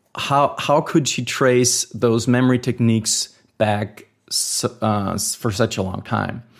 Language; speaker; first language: English; non-native, fluent; German